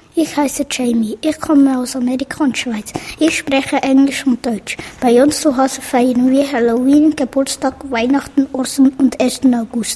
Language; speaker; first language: German; early bilingual, other home language; English